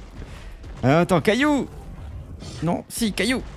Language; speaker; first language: French; native; French